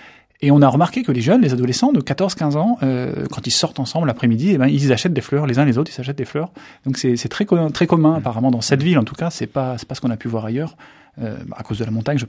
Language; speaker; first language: French; native; French